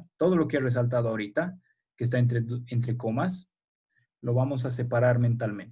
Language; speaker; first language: Spanish; native; Spanish